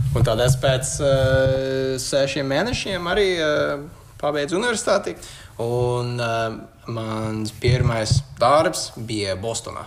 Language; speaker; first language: Latvian; non-native, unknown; English